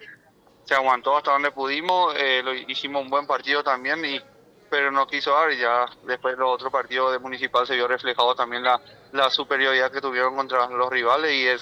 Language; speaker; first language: Spanish; native; Spanish